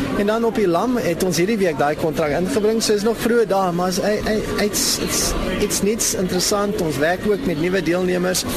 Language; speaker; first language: Afrikaans; non-native, local second language; English